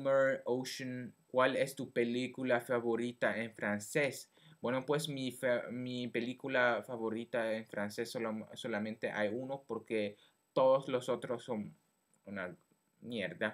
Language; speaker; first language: Spanish; non-native, fluent; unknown